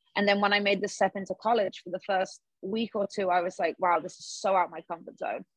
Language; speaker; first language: English; native; English